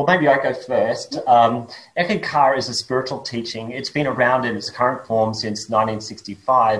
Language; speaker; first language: English; native; English